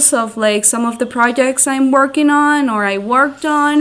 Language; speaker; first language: English; non-native, fluent; Spanish